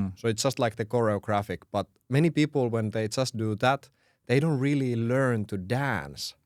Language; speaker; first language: English; non-native, fluent; Finnish